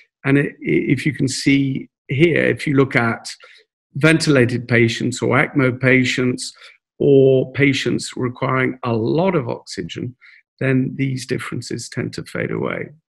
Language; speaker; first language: English; native; English